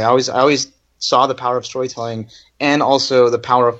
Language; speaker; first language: English; native; English